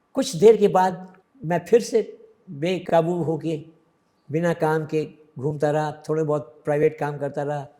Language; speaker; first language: Hindi; early bilingual, other home language; Sindhi